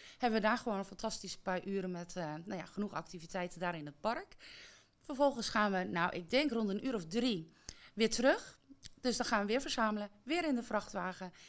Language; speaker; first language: Dutch; native; Dutch